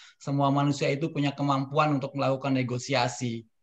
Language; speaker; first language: Indonesian; native; Indonesian